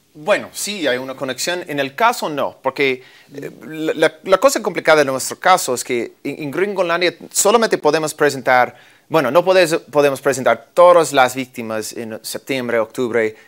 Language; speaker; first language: Spanish; non-native, fluent; English